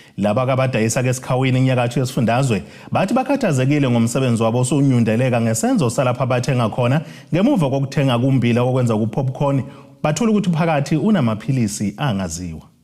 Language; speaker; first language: Zulu; native; Zulu